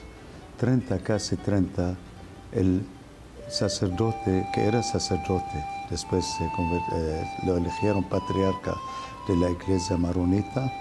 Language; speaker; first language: Spanish; non-native, fluent; Arabic